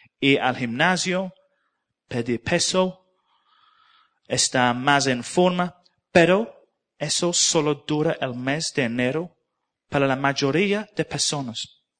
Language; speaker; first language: Spanish; non-native, learner; English